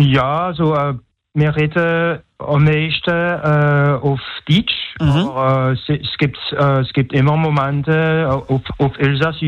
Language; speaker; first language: German; non-native, local second language; French